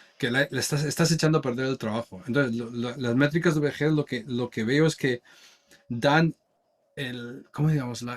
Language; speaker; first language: Spanish; native; Spanish